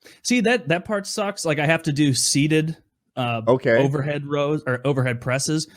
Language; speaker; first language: English; native; English